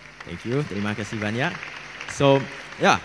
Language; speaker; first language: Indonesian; non-native, learner; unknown